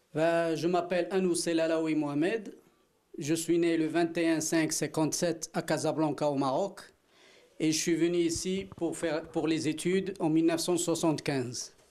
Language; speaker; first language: French; non-native, local second language; Arabic